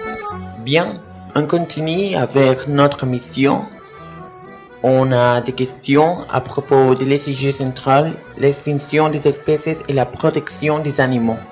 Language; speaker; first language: French; non-native, learner; Spanish